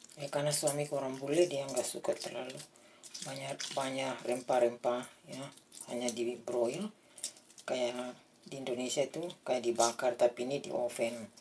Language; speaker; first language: Indonesian; native; Indonesian